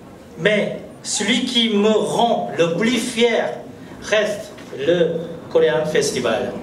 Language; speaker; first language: French; non-native, fluent; Korean